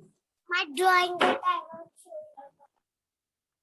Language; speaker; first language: English; non-native, learner; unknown